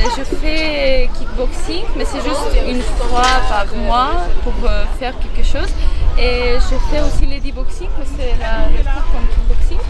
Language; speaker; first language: French; non-native, learner; Ukrainian